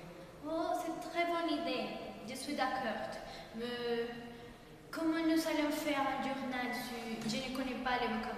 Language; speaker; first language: French; non-native, learner; Spanish